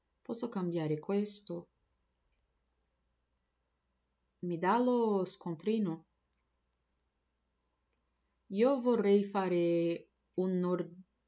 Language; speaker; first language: Italian; non-native, learner; Portuguese